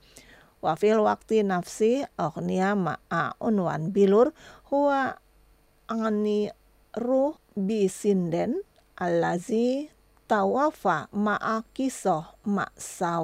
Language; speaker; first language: Arabic; non-native, fluent; Indonesian